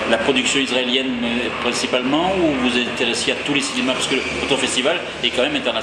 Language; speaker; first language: French; native; French